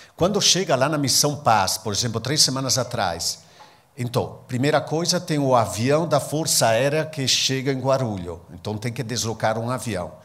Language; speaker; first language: Portuguese; non-native, fluent; Italian